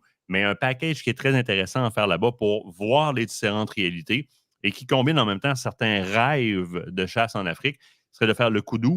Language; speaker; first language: French; native; French